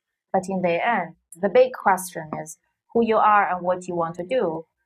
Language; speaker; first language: English; non-native, fluent; Chinese